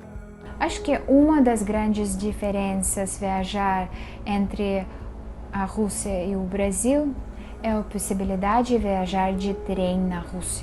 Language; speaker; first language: Portuguese; non-native, fluent; Russian